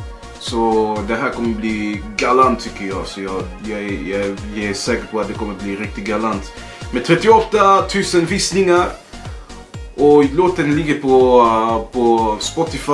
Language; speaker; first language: Swedish; early bilingual, other home language; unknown